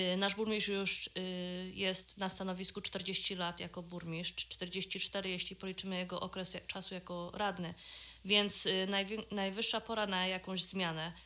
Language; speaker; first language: Polish; early bilingual, heritage; Polish